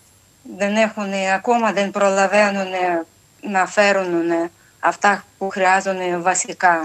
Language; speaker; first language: Greek; non-native, local second language; Ukrainian